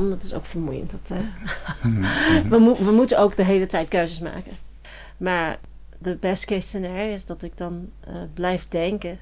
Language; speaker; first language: Dutch; non-native, fluent; English